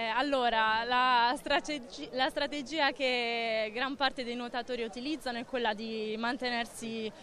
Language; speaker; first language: Italian; native; Italian